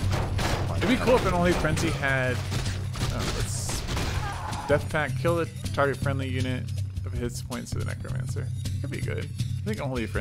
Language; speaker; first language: English; native; English